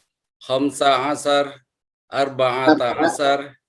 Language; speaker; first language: Arabic; non-native, learner; Indonesian